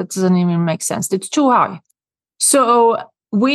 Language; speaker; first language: English; non-native, fluent; Swedish